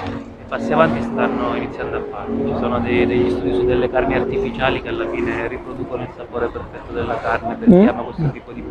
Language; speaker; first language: Italian; native; Italian